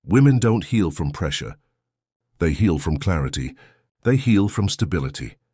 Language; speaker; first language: English; non-native, local second language; Filipino